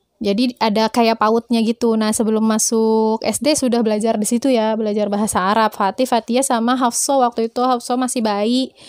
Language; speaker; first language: Indonesian; native; Indonesian